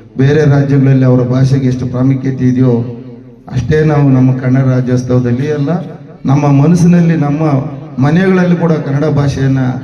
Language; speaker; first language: Kannada; non-native, local second language; Telugu